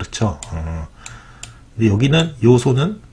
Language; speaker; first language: Korean; native; Korean